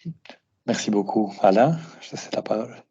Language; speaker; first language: French; native; French